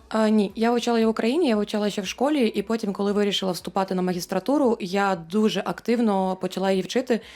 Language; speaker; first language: Ukrainian; non-native, local second language; Russian